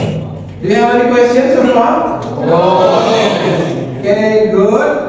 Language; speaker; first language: English; non-native, learner; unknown